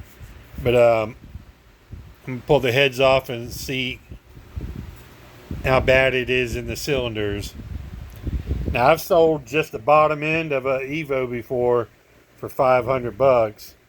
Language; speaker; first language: English; native; English